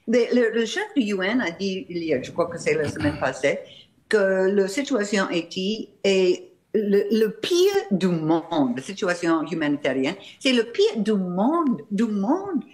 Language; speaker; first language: French; non-native, fluent; English